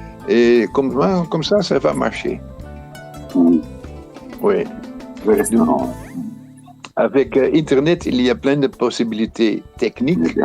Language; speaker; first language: French; non-native, fluent; Dutch